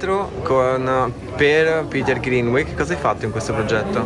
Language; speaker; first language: Italian; native; Italian